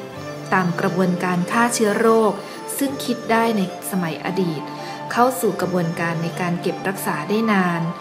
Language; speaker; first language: Thai; native; Thai